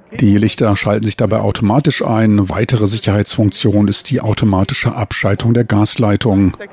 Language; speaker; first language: German; native; German